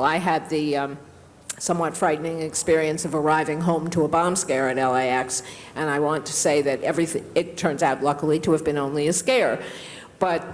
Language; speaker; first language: English; native; English